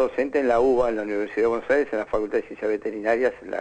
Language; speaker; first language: Spanish; native; Spanish